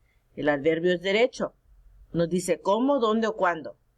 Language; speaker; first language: Spanish; early bilingual, heritage; Spanish